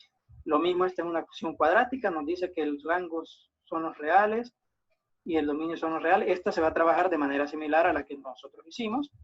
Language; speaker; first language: Spanish; native; Spanish